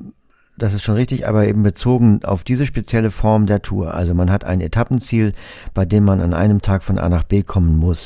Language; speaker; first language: German; native; German